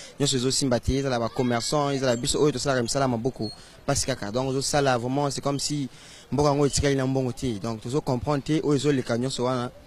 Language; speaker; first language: Lingala; native; Lingala